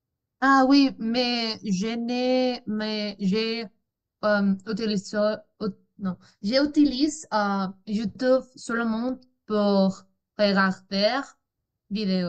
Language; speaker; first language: French; non-native, learner; Spanish